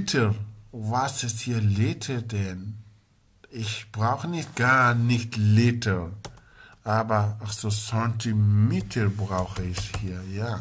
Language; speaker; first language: German; non-native, learner; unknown